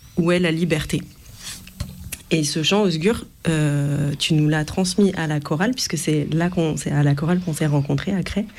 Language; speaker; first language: French; native; French